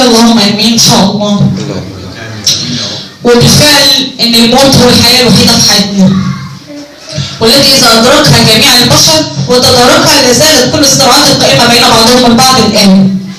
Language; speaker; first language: Arabic; native; Arabic